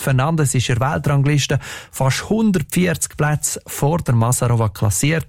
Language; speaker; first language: German; native; German